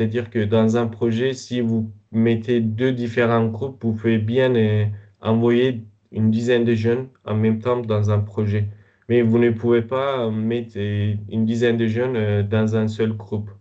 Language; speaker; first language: French; non-native, fluent; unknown